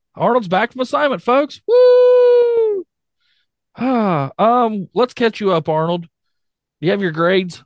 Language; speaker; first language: English; native; English